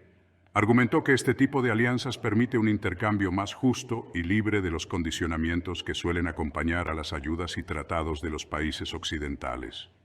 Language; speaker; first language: Spanish; native; Spanish